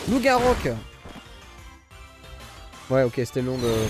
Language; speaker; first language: French; native; French